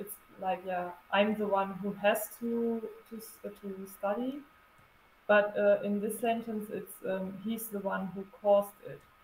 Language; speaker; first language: English; non-native, fluent; German